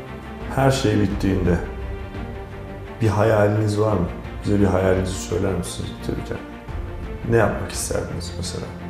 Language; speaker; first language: Turkish; native; Turkish